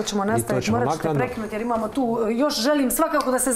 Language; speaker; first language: Croatian; native; Croatian